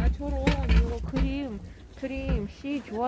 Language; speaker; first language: Korean; non-native, learner; Russian